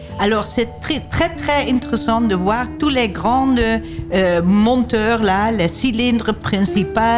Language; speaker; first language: French; non-native, learner; Dutch